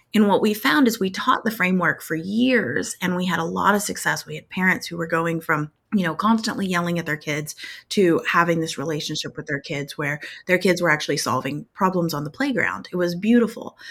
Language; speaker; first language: English; native; English